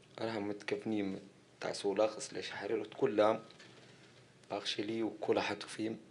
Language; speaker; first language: Hebrew; non-native, local second language; Arabic